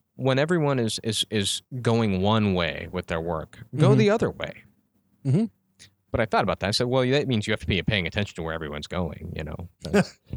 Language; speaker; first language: English; native; English